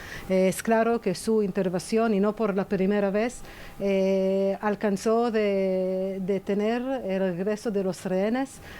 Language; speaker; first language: Spanish; non-native, fluent; Hebrew